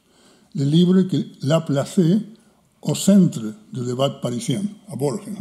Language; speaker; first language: French; non-native, fluent; Spanish